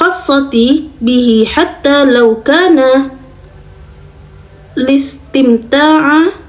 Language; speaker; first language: Arabic; non-native, learner; Indonesian